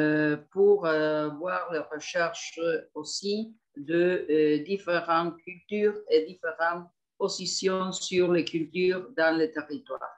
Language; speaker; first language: French; non-native, fluent; Spanish